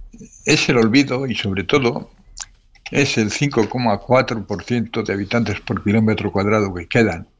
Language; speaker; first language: Spanish; native; Spanish